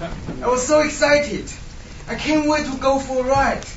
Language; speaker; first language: English; non-native, fluent; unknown